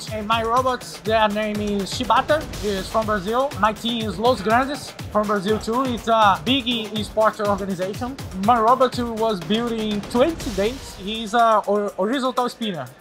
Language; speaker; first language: English; non-native, learner; Portuguese